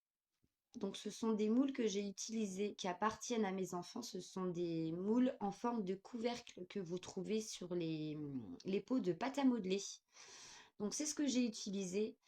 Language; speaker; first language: French; native; French